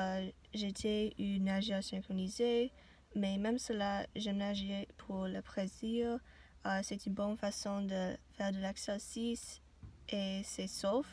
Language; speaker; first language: French; non-native, learner; English